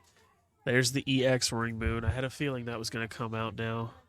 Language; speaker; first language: English; native; English